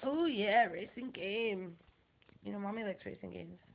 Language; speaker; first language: English; native; English